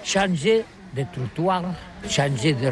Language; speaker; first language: French; non-native, learner; Catalan